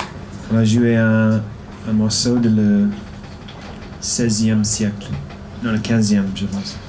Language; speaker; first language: French; non-native, learner; English